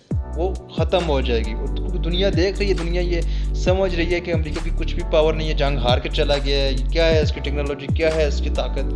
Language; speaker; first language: Hindi; non-native, local second language; Punjabi